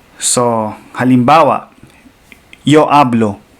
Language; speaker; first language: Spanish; non-native, fluent; Filipino